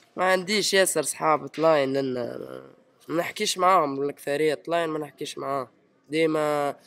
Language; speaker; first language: Arabic; early bilingual, heritage; Italian